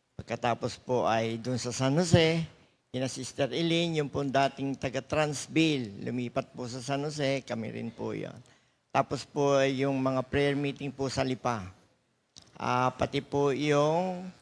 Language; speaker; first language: Filipino; native; Filipino